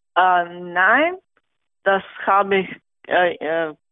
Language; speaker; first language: German; non-native, fluent; Serbian